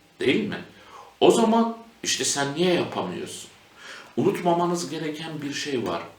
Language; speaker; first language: Turkish; native; Turkish